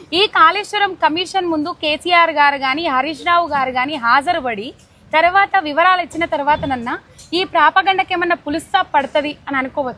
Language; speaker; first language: Telugu; native; Telugu